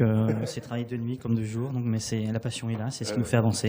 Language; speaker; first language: French; native; French